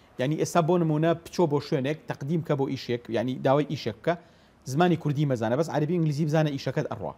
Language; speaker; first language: Central Kurdish; native; Central Kurdish